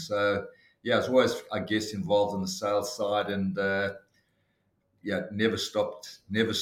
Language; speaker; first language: English; native; English